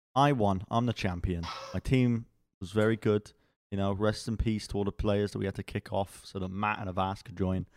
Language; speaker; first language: English; native; English